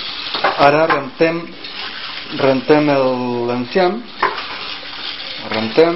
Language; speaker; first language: Catalan; non-native, learner; Spanish